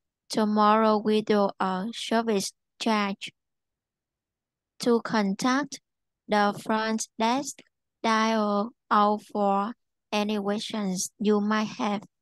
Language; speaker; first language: English; non-native, learner; Vietnamese